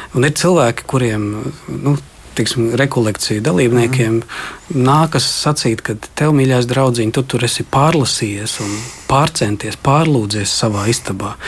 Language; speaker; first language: Latvian; native; Latvian